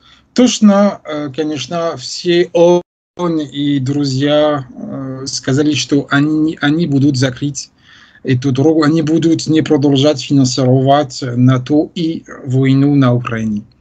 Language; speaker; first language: Russian; non-native, fluent; French